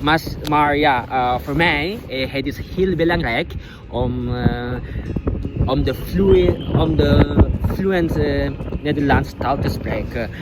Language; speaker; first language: Dutch; non-native, learner; Indonesian